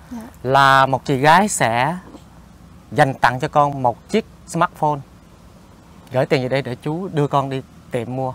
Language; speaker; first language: Vietnamese; native; Vietnamese